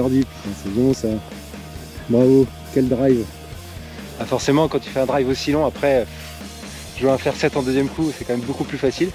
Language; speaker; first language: French; native; French